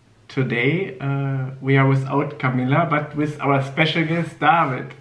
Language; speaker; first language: English; non-native, fluent; German